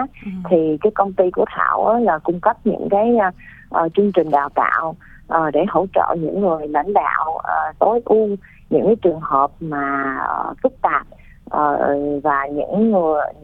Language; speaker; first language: Vietnamese; early bilingual, heritage; Vietnamese